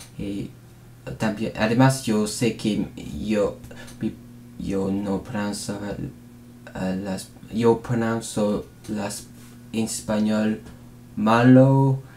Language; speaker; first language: Spanish; non-native, learner; English